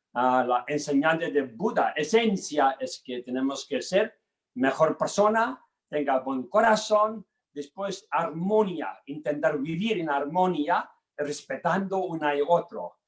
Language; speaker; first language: Spanish; non-native, learner; Tibetan